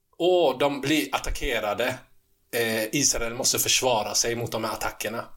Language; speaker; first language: Swedish; early bilingual, other home language; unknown